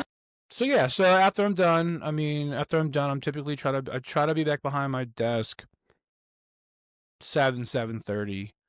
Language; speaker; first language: English; native; English